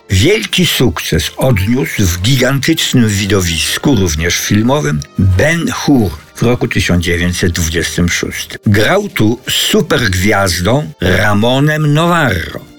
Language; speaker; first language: Polish; native; Polish